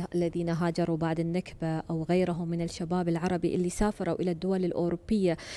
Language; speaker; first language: Arabic; native; Arabic